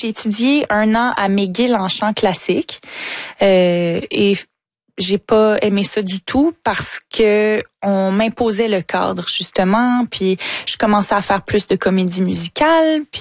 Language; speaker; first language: French; native; French